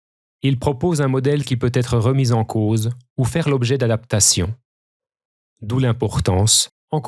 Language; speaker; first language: French; native; French